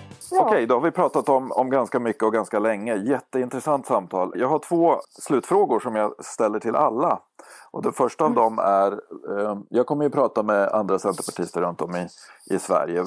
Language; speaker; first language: Swedish; native; Swedish